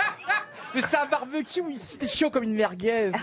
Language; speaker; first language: French; native; French